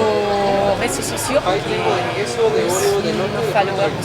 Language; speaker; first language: French; non-native, fluent; Spanish